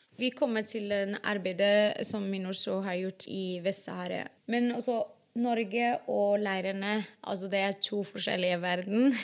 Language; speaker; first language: Norwegian; non-native, fluent; Arabic